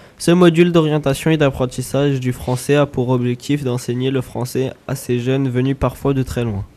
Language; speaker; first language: French; native; French